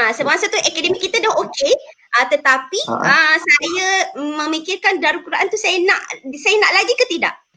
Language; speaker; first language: Malay; early bilingual, heritage; Malay